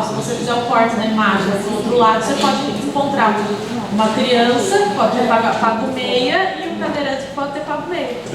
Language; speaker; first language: Portuguese; native; Portuguese